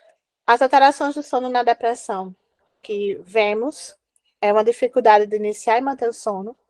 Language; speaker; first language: Portuguese; native; Portuguese